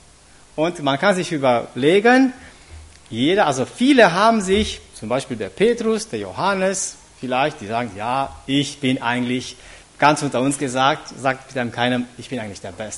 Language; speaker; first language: German; non-native, fluent; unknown